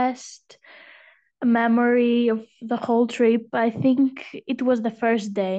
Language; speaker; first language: English; non-native, fluent; Greek